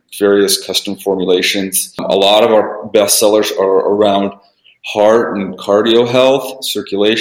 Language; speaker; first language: English; early bilingual, other home language; Russian